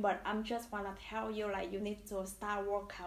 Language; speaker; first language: English; non-native, learner; Vietnamese